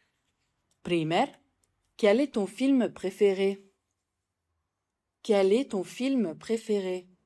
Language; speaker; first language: French; non-native, fluent; Serbian